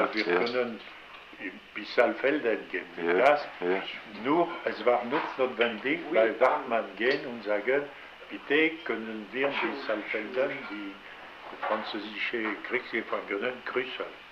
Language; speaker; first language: German; non-native, learner; French